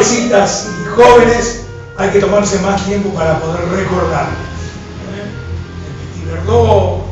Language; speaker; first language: Spanish; native; Spanish